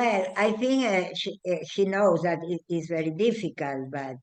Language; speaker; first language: English; non-native, learner; Spanish